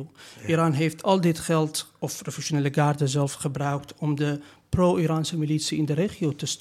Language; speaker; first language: Dutch; non-native, fluent; Persian